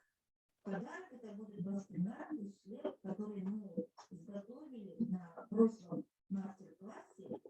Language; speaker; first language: Russian; native; Russian